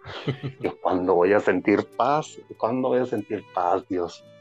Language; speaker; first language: Spanish; native; Spanish